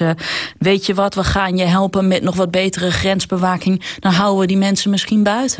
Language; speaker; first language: Dutch; native; Dutch